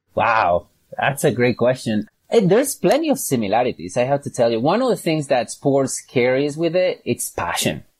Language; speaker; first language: English; non-native, fluent; Catalan